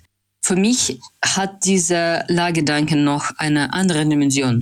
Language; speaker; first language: German; non-native, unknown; Russian